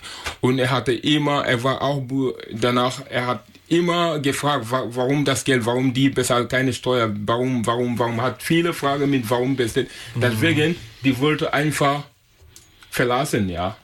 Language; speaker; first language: German; non-native, learner; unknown